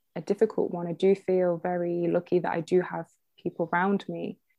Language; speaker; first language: English; native; English